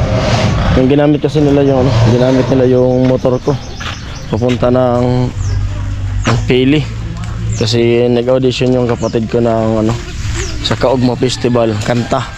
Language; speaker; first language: Filipino; non-native, local second language; Bikol